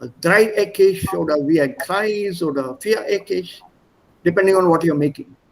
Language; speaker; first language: German; non-native, fluent; Hindi